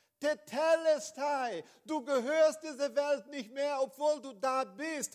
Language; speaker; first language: German; non-native, fluent; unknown